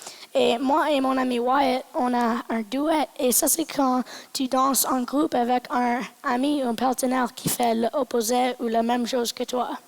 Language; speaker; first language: French; non-native, local second language; English